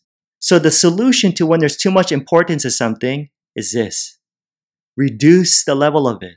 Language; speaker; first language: English; native; English